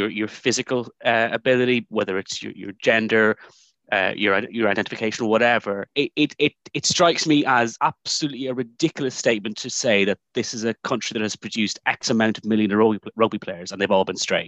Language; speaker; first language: English; native; English